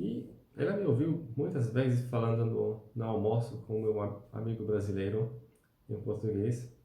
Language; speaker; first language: Portuguese; non-native, fluent; Polish